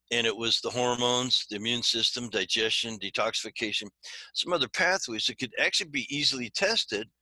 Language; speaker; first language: English; native; English